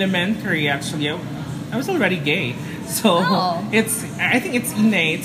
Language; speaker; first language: English; non-native, local second language; Cebuano